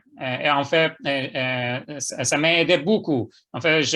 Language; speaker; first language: French; non-native, fluent; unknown